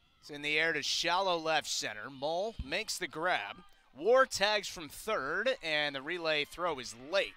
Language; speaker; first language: English; native; English